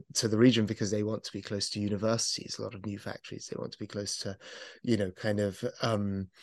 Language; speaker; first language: English; native; English